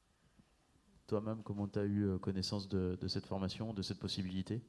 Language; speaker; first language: French; native; French